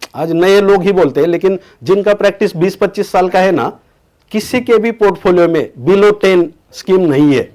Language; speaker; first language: Hindi; non-native, local second language; Marathi